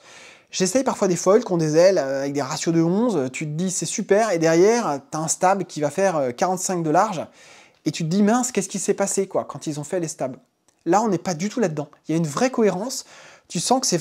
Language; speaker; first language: French; native; French